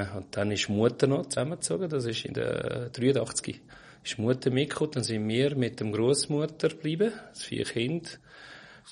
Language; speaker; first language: German; non-native, fluent; Portuguese